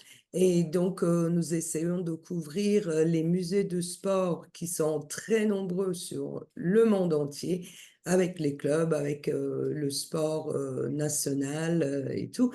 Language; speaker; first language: French; non-native, fluent; Turkish